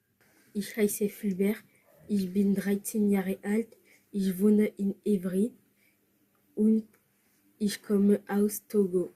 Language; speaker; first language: German; non-native, learner; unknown